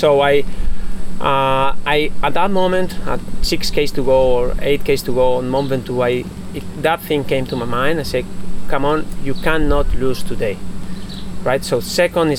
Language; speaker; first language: English; non-native, fluent; Spanish